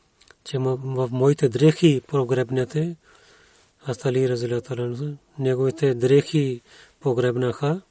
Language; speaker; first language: Bulgarian; non-native, learner; Urdu